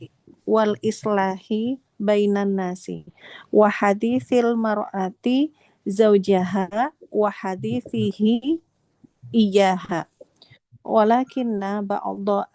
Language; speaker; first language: Arabic; non-native, learner; Indonesian